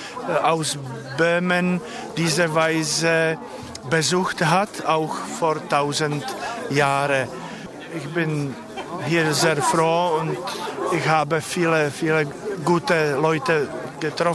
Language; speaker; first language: German; non-native, fluent; Czech